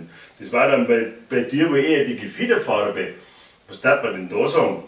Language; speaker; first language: German; native; German